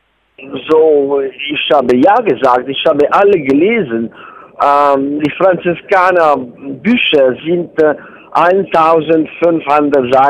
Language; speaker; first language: German; non-native, learner; Italian